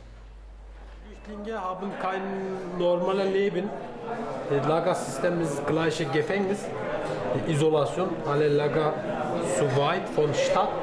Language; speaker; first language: German; non-native, learner; Turkish